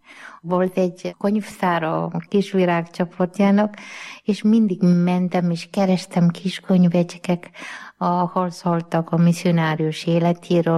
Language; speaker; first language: Hungarian; non-native, learner; Malayalam